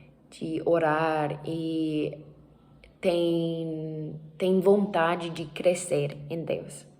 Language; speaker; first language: Portuguese; non-native, learner; English